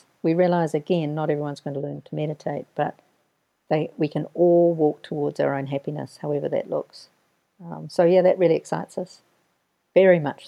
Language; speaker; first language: English; native; English